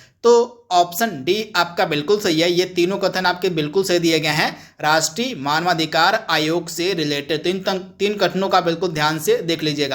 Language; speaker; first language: Hindi; native; Hindi